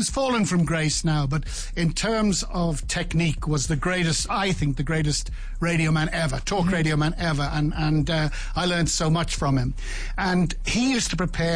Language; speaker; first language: English; native; English